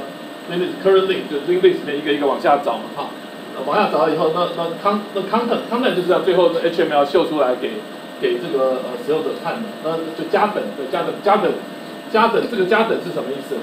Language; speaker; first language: Chinese; native; Chinese